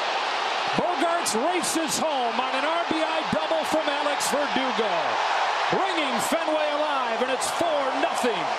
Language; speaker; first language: English; native; English